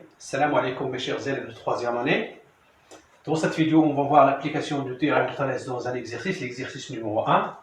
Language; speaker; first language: French; non-native, local second language; Arabic